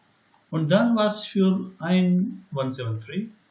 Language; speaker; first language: German; non-native, learner; Hindi